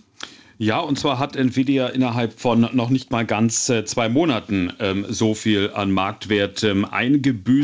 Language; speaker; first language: German; native; German